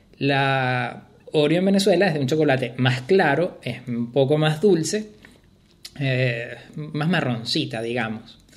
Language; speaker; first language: Spanish; native; Spanish